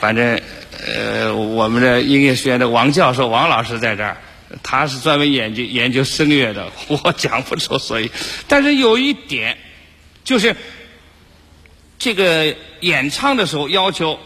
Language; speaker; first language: Chinese; native; Chinese